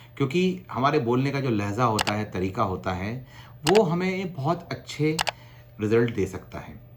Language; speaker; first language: Hindi; non-native, local second language; Gujarati